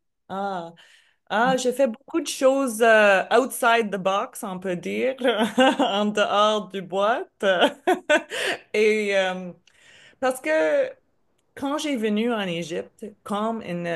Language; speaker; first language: French; non-native, learner; English